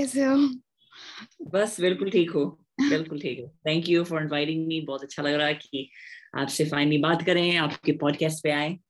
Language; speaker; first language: Hindi; non-native, fluent; English